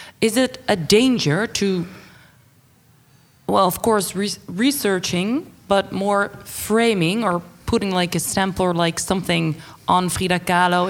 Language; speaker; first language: English; non-native, fluent; Dutch